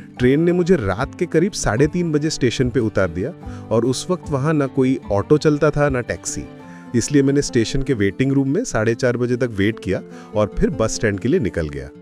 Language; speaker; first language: Hindi; non-native, fluent; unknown